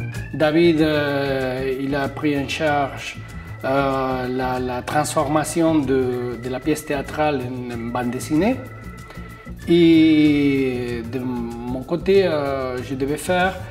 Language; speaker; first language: French; non-native, fluent; Spanish